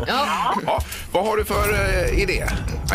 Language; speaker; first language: Swedish; native; Swedish